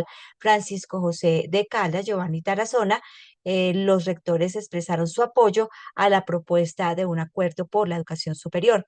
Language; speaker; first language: Spanish; native; Spanish